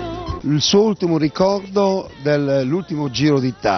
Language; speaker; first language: Italian; native; Italian